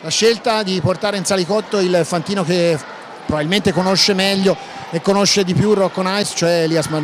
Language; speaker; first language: Italian; native; Italian